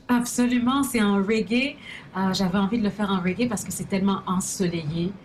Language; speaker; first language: French; early bilingual, other home language; Haitian Creole